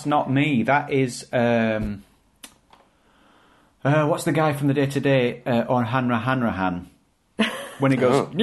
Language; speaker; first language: English; native; English